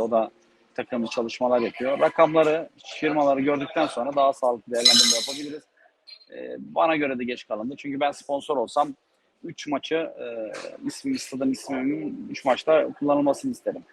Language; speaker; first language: Turkish; native; Turkish